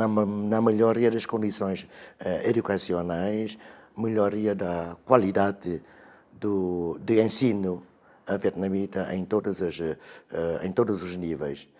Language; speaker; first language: Portuguese; non-native, fluent; Vietnamese